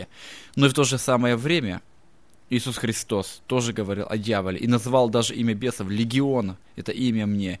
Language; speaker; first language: Russian; native; Russian